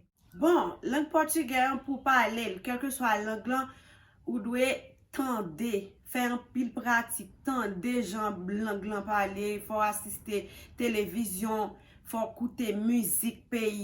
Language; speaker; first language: French; non-native, local second language; Haitian Creole